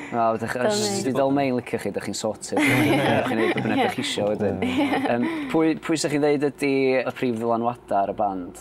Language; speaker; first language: Welsh; native; Welsh